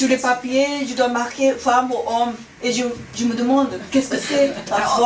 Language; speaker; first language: French; non-native, fluent; Japanese